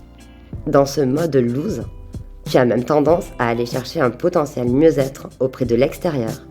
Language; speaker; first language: French; native; French